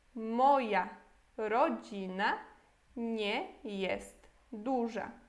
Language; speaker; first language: Polish; non-native, fluent; Portuguese